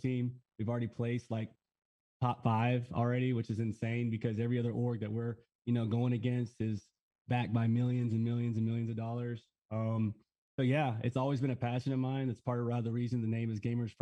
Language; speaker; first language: English; native; English